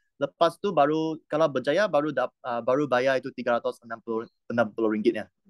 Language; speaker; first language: Malay; non-native, local second language; Chinese